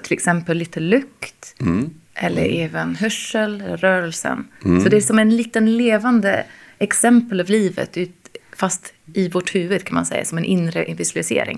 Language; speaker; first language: Swedish; non-native, fluent; English